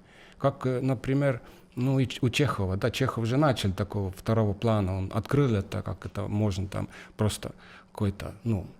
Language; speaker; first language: Russian; non-native, fluent; Estonian